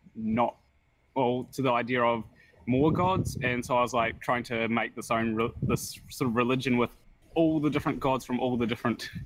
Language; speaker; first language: English; native; English